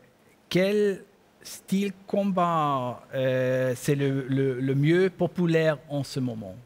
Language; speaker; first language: French; non-native, learner; German